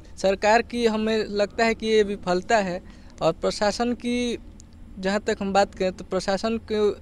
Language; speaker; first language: Hindi; native; Hindi